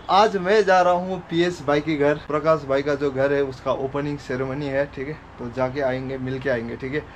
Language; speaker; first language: Hindi; non-native, local second language; Nepali